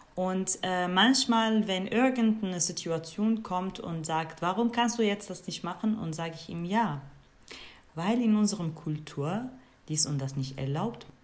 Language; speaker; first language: German; non-native, fluent; Kurdish